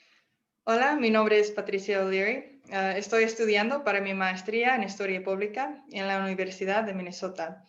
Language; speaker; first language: Spanish; non-native, fluent; English